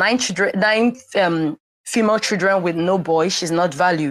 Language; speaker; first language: English; non-native, local second language; Igbo